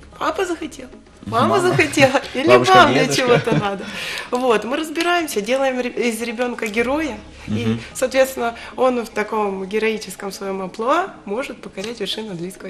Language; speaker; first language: Russian; native; Russian